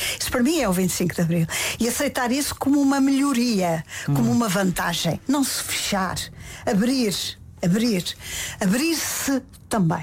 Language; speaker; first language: Portuguese; native; Portuguese